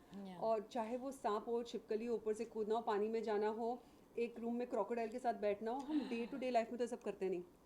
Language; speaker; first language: Hindi; native; Hindi